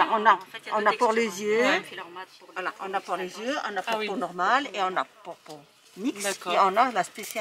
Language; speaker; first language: French; native; French